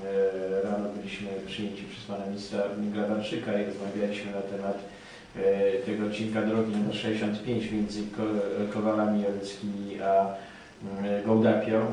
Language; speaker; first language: Polish; native; Polish